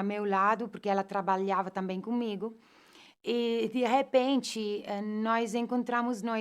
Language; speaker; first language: Portuguese; non-native, fluent; Italian